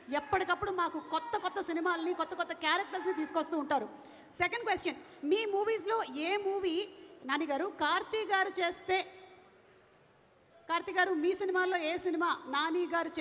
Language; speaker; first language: Telugu; native; Telugu